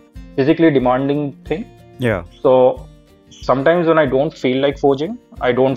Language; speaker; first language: English; non-native, local second language; Urdu